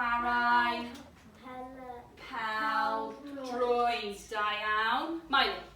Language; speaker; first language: Welsh; non-native, local second language; English